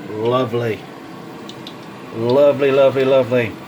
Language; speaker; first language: English; native; English